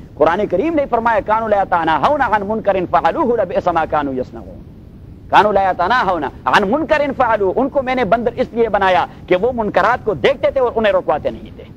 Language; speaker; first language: Urdu; non-native, local second language; Pashto